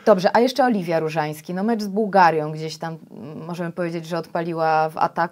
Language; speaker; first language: Polish; native; Polish